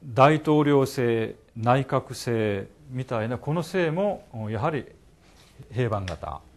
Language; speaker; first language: Japanese; non-native, fluent; Korean